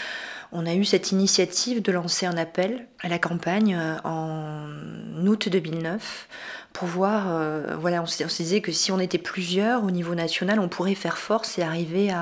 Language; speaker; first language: French; native; French